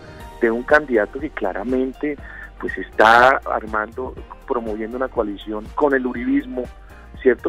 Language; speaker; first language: Spanish; native; Spanish